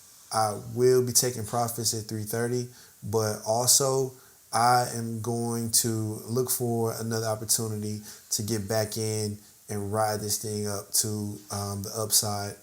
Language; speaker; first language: English; native; English